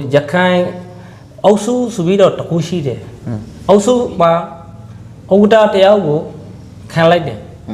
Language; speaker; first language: Burmese; non-native, local second language; Rohingya